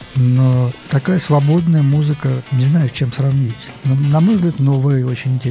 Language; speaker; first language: Russian; native; Russian